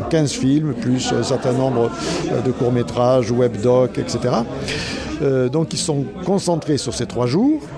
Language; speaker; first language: French; native; French